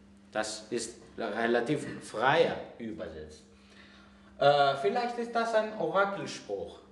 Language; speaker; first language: German; non-native, fluent; Greek